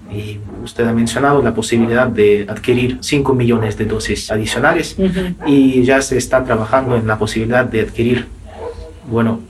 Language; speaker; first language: Spanish; non-native, fluent; Russian